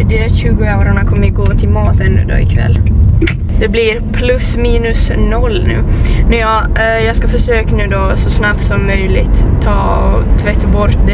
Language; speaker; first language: Swedish; native; Swedish